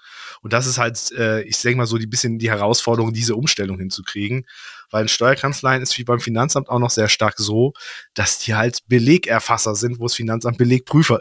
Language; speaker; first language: German; native; German